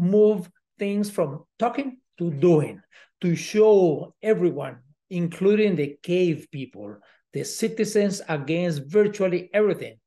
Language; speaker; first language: English; non-native, fluent; Spanish